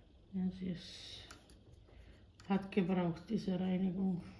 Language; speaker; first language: German; non-native, fluent; Croatian